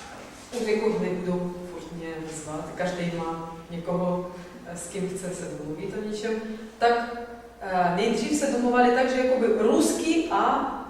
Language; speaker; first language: Czech; non-native, fluent; Russian